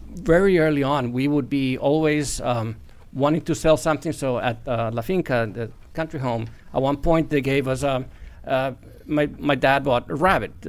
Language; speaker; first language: English; non-native, fluent; Spanish